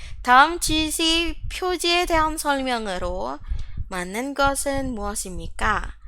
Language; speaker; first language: Korean; non-native, fluent; Indonesian